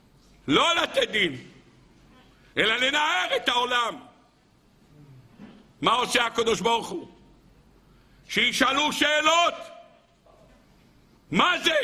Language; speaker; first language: Hebrew; native; Hebrew